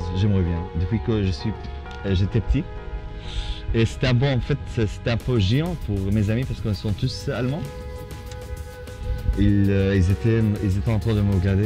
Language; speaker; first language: French; non-native, fluent; Arabic